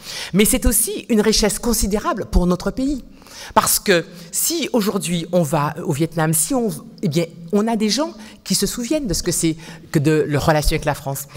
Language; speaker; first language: French; native; French